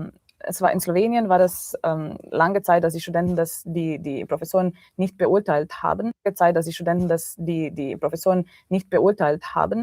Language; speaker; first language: German; non-native, fluent; Slovenian